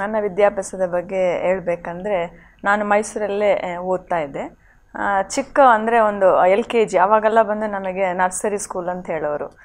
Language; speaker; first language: Kannada; native; Kannada